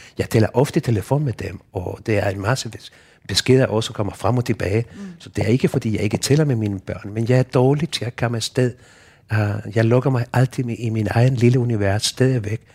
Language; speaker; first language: Danish; non-native, fluent; Spanish